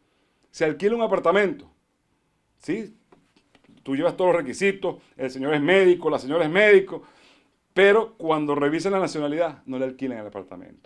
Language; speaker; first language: Spanish; native; Spanish